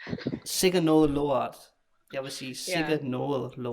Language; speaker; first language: Danish; native; Danish